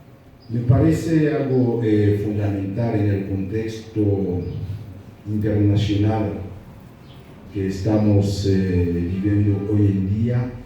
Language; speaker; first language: Spanish; non-native, fluent; Haitian Creole